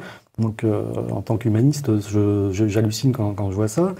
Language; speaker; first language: French; native; French